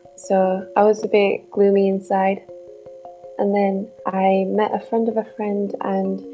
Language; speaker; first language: English; native; English